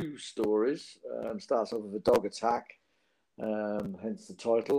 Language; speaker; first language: English; native; English